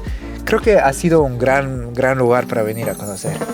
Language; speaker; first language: Spanish; native; Spanish